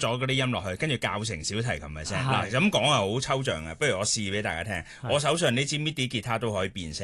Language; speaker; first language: Cantonese; native; Cantonese